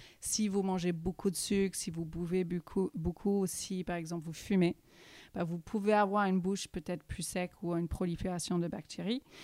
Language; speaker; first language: French; early bilingual, heritage; English